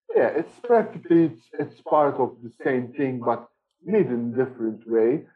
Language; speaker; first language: English; non-native, fluent; Maltese